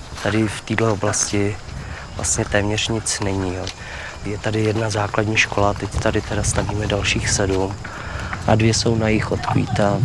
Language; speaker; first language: Czech; native; Czech